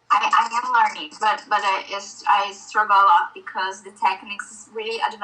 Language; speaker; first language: English; non-native, learner; Portuguese